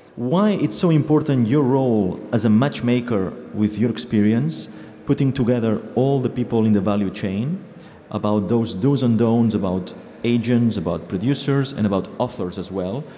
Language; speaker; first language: English; non-native, fluent; Spanish